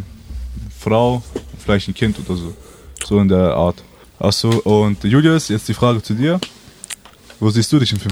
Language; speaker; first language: German; early bilingual, other home language; Albanian